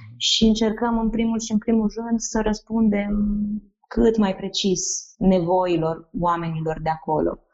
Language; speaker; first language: Romanian; native; Romanian